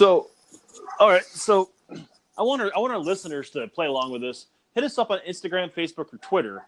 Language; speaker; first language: English; native; English